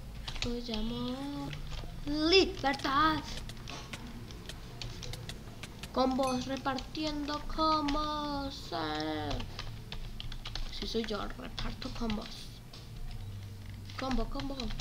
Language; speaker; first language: Spanish; native; Spanish